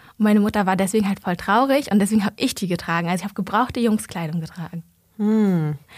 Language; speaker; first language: German; early bilingual, other home language; Vietnamese